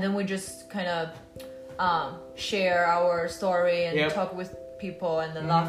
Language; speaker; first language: English; non-native, learner; Chinese